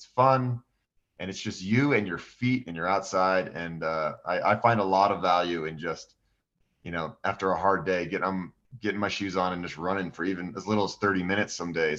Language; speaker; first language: English; native; English